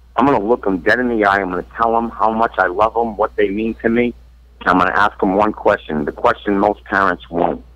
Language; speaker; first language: English; native; English